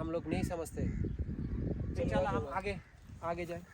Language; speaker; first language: Hindi; non-native, fluent; Bangla